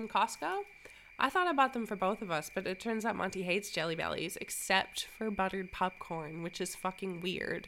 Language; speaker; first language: English; native; English